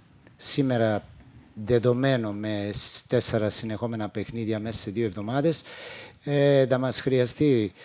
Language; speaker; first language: Greek; non-native, fluent; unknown